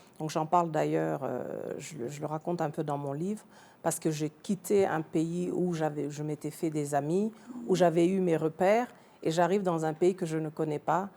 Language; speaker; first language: French; early bilingual, other home language; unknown